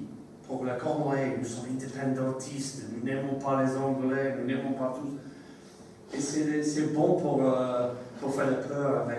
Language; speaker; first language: French; non-native, learner; English